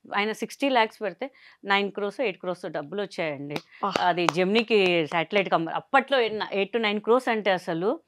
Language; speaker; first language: Telugu; non-native, local second language; Hindi